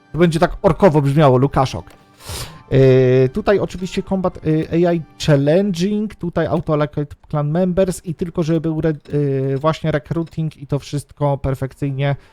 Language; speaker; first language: Polish; native; Polish